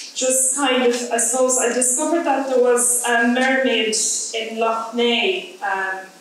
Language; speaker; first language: English; native; English